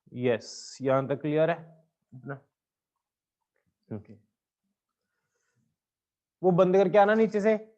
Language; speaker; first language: Hindi; native; Hindi